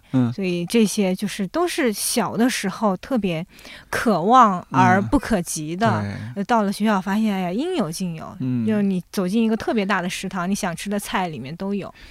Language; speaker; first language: Chinese; native; Chinese